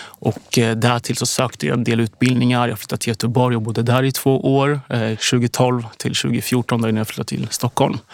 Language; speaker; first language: Swedish; early bilingual, other home language; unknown